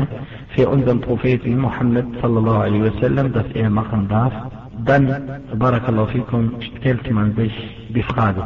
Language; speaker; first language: German; non-native, fluent; Arabic